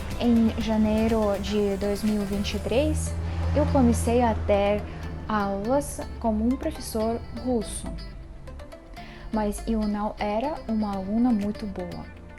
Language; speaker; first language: Portuguese; non-native, learner; Russian